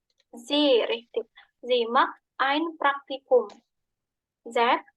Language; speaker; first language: German; non-native, fluent; Indonesian